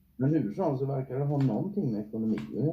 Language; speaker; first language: Swedish; native; Swedish